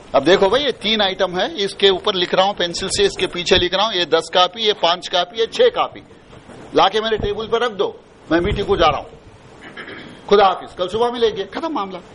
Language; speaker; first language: Hindi; non-native, local second language; Telugu